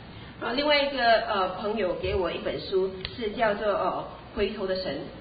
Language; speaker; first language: Chinese; native; Chinese